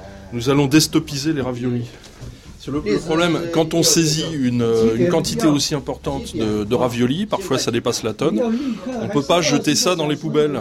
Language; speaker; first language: French; native; French